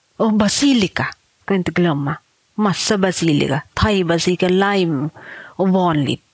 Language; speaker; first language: Swedish; non-native, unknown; Thai